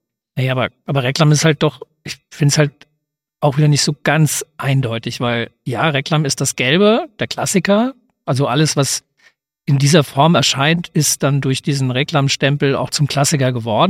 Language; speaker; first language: German; native; German